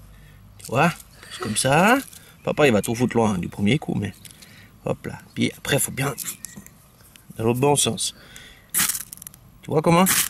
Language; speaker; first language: French; native; French